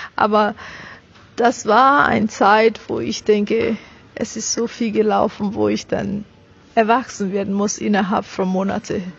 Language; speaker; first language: German; non-native, fluent; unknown